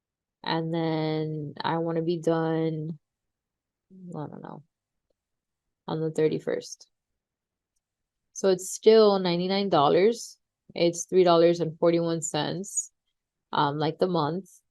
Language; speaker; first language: English; native; English